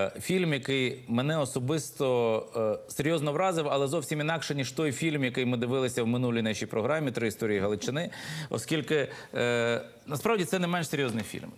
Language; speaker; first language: Ukrainian; native; Ukrainian